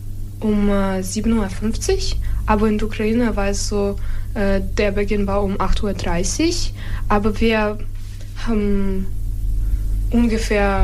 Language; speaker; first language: German; non-native, fluent; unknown